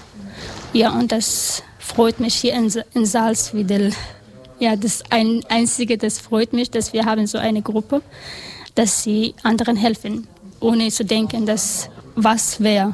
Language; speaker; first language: German; non-native, learner; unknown